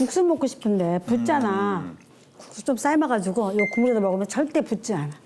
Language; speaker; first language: Korean; native; Korean